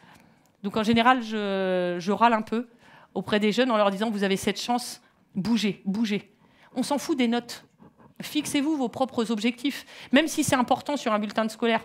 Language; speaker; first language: French; native; French